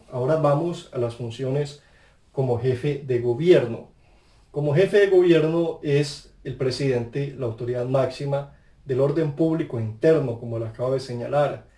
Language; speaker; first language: Spanish; native; Spanish